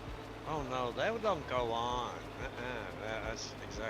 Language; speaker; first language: English; native; English